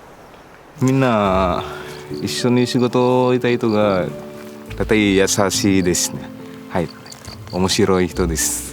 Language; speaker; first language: Japanese; non-native, learner; Indonesian